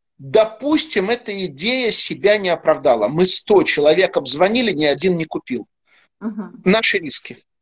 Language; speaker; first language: Russian; native; Russian